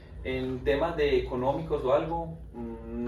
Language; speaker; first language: Spanish; native; Spanish